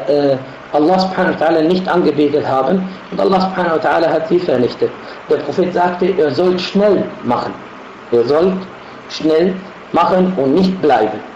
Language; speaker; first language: German; non-native, fluent; Arabic